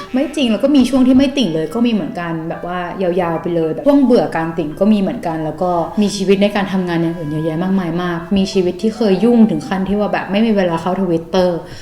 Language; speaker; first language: Thai; native; Thai